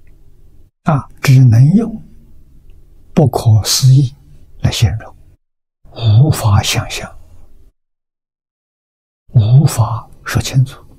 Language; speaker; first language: Chinese; native; Chinese